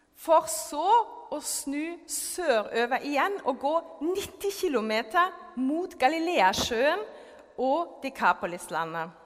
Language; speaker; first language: Norwegian; non-native, fluent; German